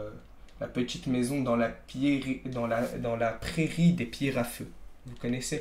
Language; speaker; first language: French; native; French